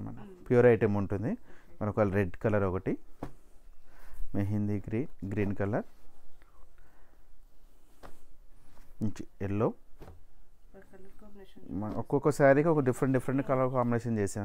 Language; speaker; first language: Telugu; native; Telugu